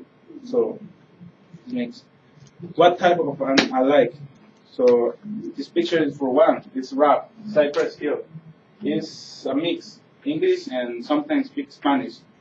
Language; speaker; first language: English; non-native, learner; Spanish